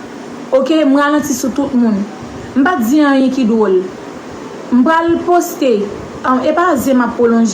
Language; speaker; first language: French; non-native, local second language; Haitian Creole